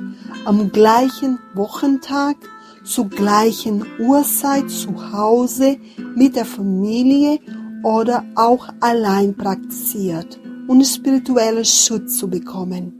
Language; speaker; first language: German; non-native, fluent; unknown